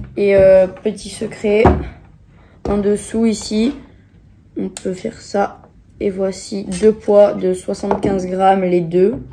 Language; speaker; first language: French; native; French